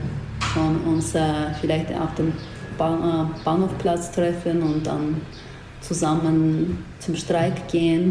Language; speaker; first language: German; non-native, learner; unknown